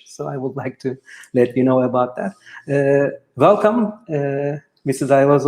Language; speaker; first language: English; non-native, fluent; Turkish